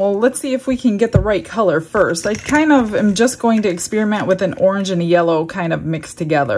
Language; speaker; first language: English; native; English